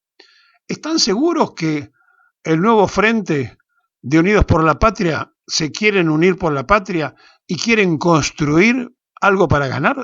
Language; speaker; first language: Spanish; native; Spanish